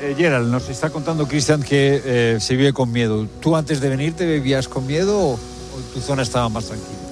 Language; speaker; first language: Spanish; native; Spanish